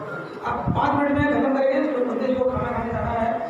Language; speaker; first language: Hindi; native; Hindi